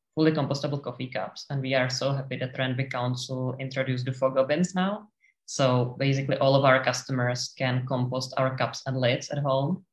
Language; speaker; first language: English; non-native, fluent; Czech